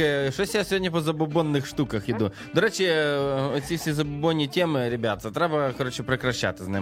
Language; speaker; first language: Ukrainian; native; Ukrainian